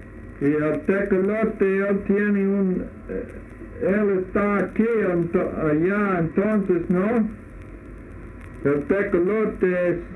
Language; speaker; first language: Spanish; non-native, learner; English